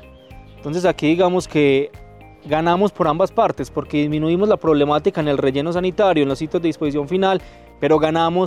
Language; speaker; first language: Spanish; native; Spanish